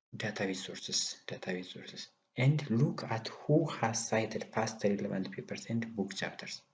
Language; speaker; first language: English; non-native, local second language; Amharic